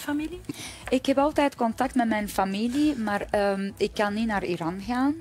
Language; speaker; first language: Dutch; non-native, fluent; Persian